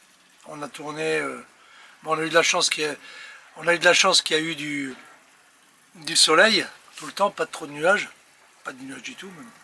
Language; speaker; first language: French; native; French